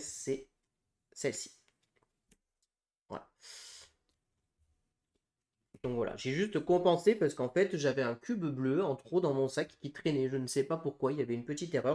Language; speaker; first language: French; native; French